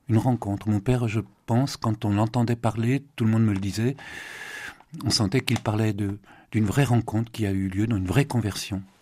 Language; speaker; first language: French; native; French